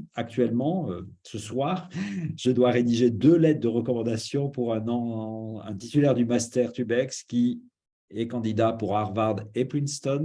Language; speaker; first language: French; native; French